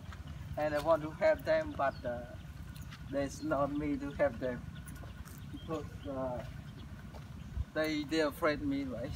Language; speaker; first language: English; non-native, learner; Khmer